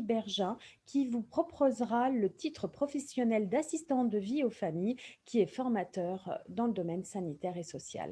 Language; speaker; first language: French; native; French